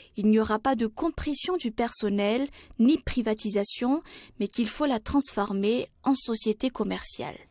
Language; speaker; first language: French; non-native, local second language; Malagasy